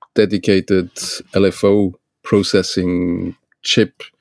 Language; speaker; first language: English; non-native, fluent; Portuguese